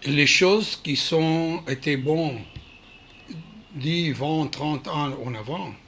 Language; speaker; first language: French; non-native, learner; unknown